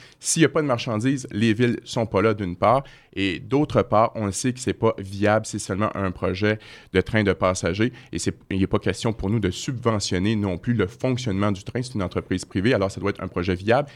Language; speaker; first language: French; native; French